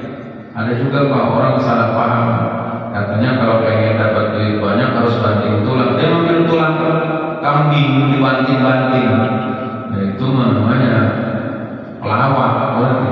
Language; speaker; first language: Indonesian; native; Indonesian